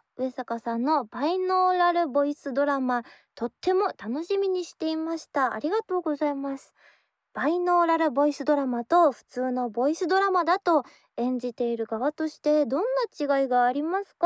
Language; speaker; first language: Japanese; native; Japanese